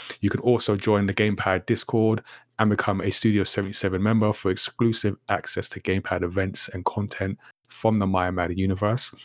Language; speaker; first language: English; native; English